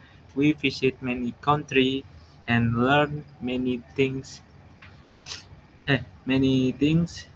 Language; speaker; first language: English; non-native, learner; Indonesian